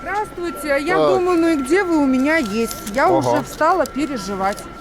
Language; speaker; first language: Russian; native; Russian